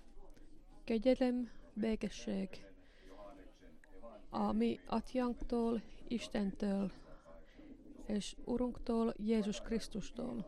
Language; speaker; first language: Hungarian; non-native, learner; Finnish